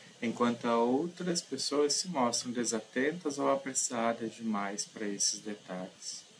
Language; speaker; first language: Portuguese; native; Portuguese